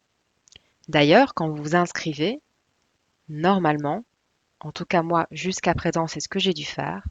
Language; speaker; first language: French; native; French